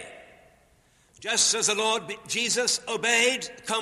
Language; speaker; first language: English; native; English